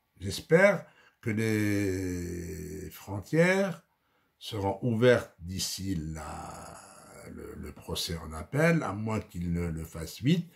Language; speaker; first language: French; non-native, local second language; Arabic